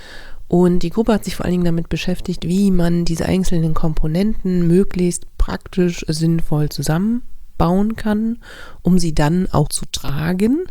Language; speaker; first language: German; native; German